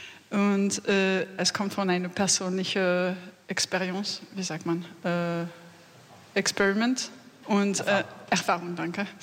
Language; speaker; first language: German; non-native, learner; French